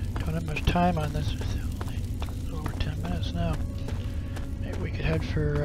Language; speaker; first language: English; native; English